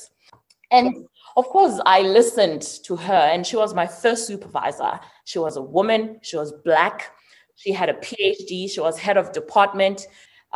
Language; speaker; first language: English; non-native, local second language; Xhosa